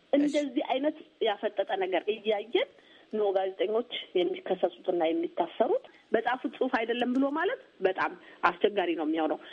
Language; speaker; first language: Amharic; native; Amharic